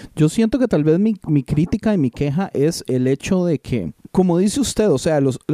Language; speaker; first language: Spanish; native; Spanish